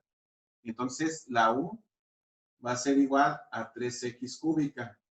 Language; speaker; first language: Spanish; native; Spanish